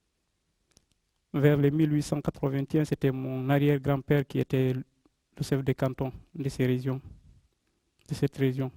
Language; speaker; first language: French; non-native, local second language; Fula